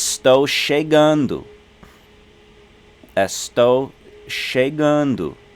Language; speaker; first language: Portuguese; non-native, fluent; English